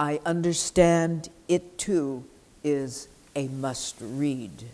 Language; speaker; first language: English; native; English